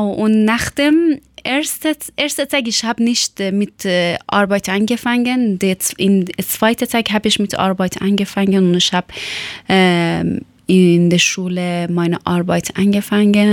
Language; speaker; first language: German; non-native, learner; Persian